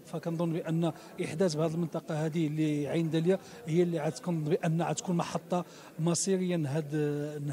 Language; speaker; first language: Arabic; native; Arabic